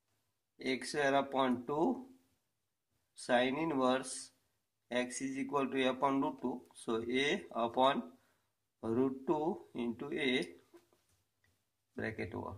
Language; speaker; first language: English; non-native, local second language; Gujarati